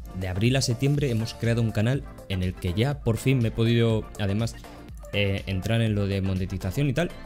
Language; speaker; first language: Spanish; native; Spanish